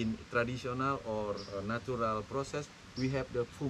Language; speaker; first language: English; non-native, learner; Indonesian